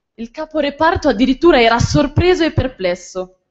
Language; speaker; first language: Italian; native; Italian